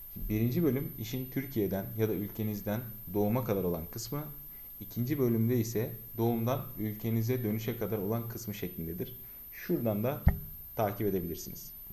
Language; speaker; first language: Turkish; native; Turkish